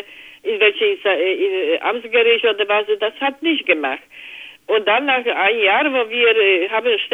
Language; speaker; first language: German; non-native, learner; Polish